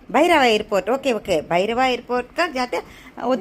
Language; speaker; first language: Hindi; non-native, local second language; Telugu